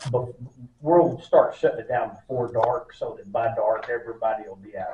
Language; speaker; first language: English; native; English